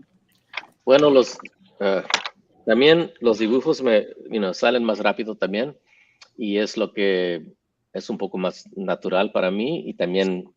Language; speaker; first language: Spanish; early bilingual, heritage; English